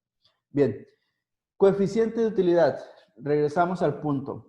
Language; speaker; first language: Spanish; native; Spanish